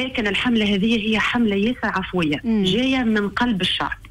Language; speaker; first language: Arabic; native; Arabic